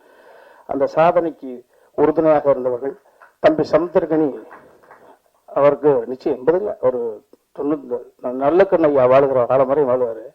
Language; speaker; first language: Tamil; native; Tamil